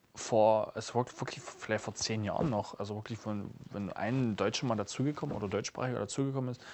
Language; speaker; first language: German; non-native, local second language; Upper Sorbian